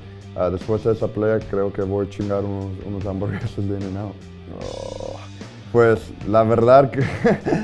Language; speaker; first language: Spanish; early bilingual, heritage; Spanish